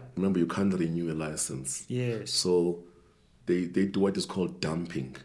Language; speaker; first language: English; non-native, local second language; Xhosa